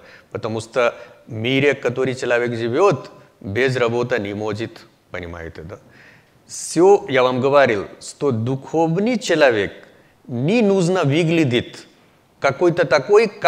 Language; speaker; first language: Russian; non-native, learner; Hindi